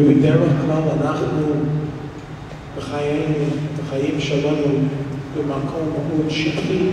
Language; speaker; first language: Hebrew; non-native, fluent; English